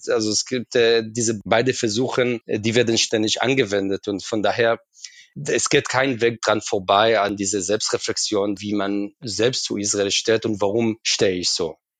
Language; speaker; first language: German; non-native, fluent; Hebrew